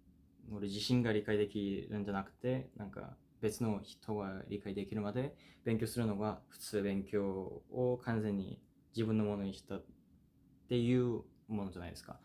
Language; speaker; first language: Japanese; non-native, fluent; Korean